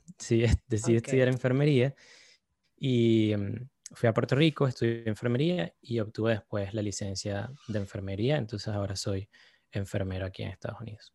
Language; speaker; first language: Spanish; native; Spanish